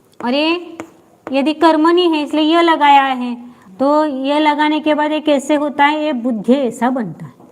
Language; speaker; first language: Hindi; non-native, local second language; Marathi